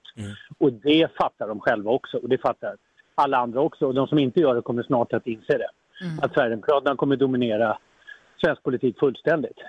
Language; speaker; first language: Swedish; native; Swedish